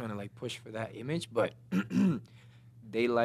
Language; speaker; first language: English; non-native, fluent; Spanish